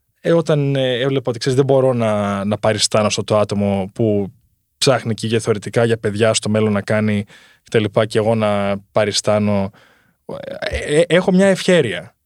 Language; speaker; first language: Greek; early bilingual, heritage; Greek